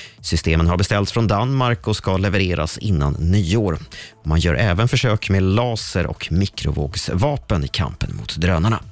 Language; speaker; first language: Swedish; native; Swedish